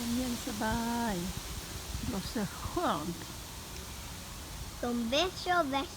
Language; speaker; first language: Swedish; non-native, learner; Thai